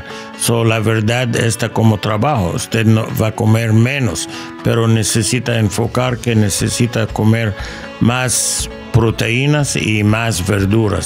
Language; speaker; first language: Spanish; non-native, learner; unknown